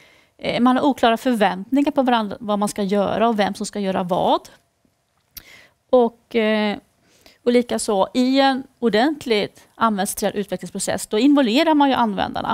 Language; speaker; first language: Swedish; native; Swedish